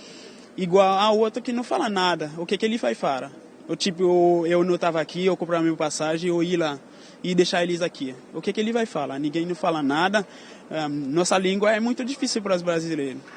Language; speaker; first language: Portuguese; non-native, learner; Haitian Creole